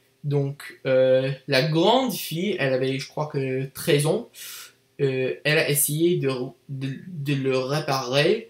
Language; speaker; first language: French; non-native, learner; English